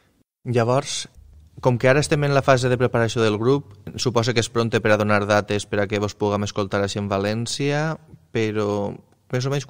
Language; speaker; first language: Catalan; native; Catalan